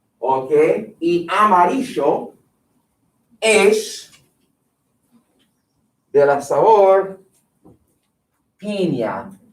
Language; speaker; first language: Spanish; non-native, fluent; English